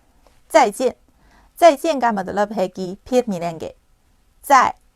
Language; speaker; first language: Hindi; non-native, fluent; Chinese